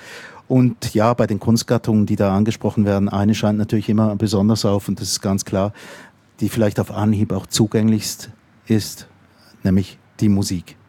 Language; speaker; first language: German; native; German